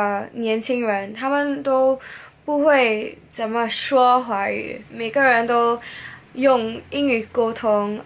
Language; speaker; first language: Chinese; non-native, local second language; English